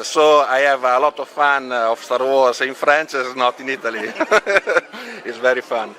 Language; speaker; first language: English; non-native, learner; Italian